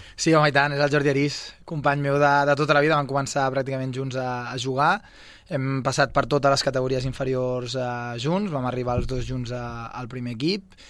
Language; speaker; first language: Catalan; early bilingual, other home language; Bosnian